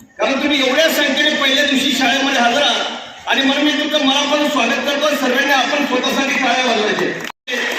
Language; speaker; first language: Marathi; native; Marathi